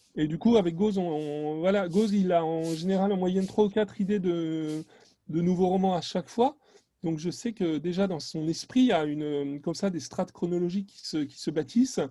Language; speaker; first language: French; native; French